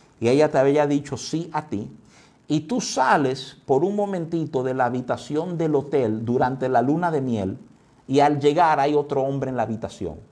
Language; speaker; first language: Spanish; native; Spanish